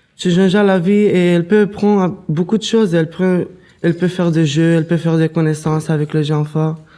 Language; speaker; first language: French; non-native, learner; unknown